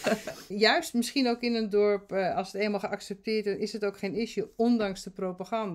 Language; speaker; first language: Dutch; native; Dutch